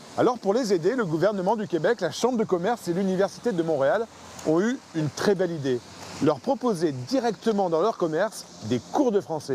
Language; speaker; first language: French; native; French